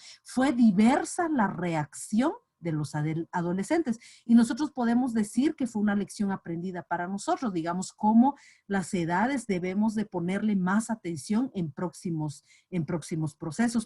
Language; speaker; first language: Spanish; native; Spanish